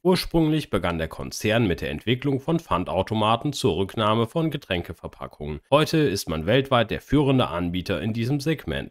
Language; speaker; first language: German; native; German